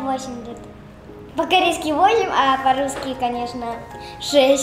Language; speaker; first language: Russian; early bilingual, heritage; Russian